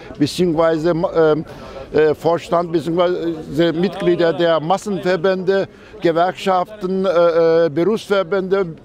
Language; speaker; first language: German; early bilingual, other home language; Turkish